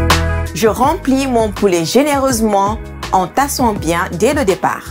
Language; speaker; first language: French; native; French